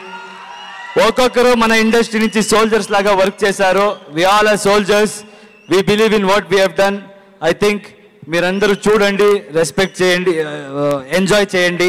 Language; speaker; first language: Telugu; non-native, learner; Kannada